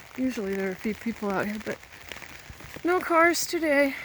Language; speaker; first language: English; native; English